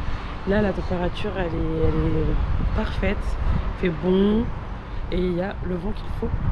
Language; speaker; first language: French; native; French